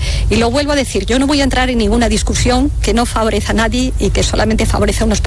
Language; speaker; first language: Spanish; native; Spanish